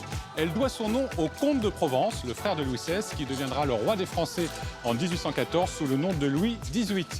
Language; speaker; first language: French; native; French